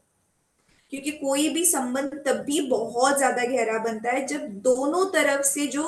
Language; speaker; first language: Hindi; native; Hindi